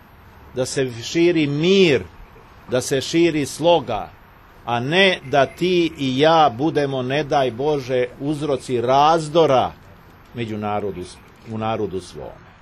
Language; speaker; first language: Serbian; native; Serbian